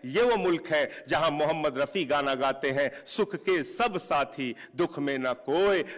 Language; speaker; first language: Hindi; native; Hindi